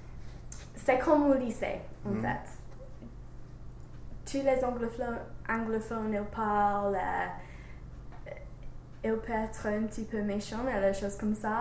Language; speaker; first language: French; non-native, learner; English